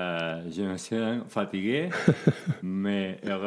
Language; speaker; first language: French; non-native, learner; Spanish